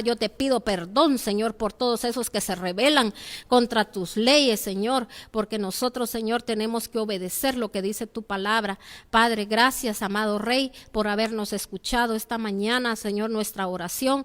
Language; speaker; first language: Spanish; native; Spanish